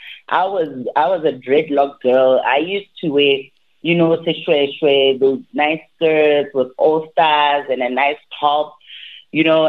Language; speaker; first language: English; non-native, local second language; Tswana